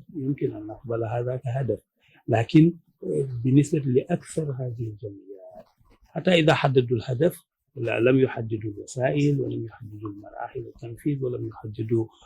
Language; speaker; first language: Arabic; non-native, fluent; Wolof